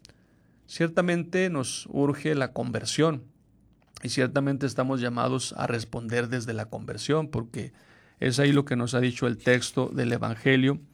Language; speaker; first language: Spanish; native; Spanish